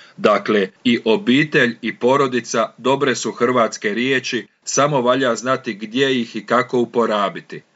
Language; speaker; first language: Croatian; native; Croatian